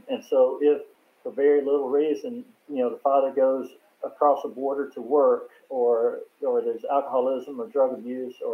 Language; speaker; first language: English; native; English